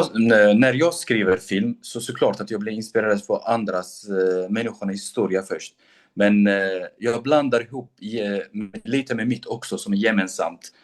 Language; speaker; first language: Swedish; non-native, local second language; Kurdish